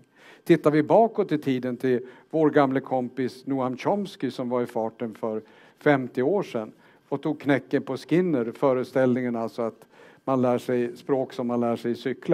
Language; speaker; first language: Swedish; native; Swedish